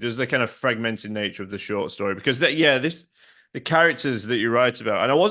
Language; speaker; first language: English; native; English